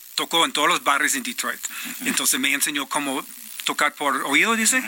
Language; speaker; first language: Spanish; non-native, fluent; English